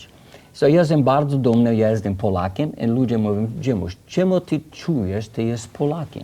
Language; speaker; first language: Polish; early bilingual, heritage; English